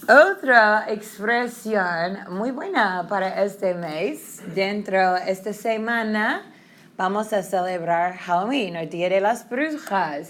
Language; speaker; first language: Spanish; non-native, fluent; English